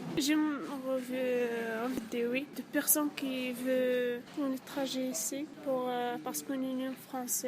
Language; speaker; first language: French; non-native, learner; Arabic